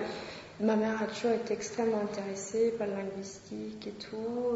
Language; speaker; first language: French; non-native, fluent; Swedish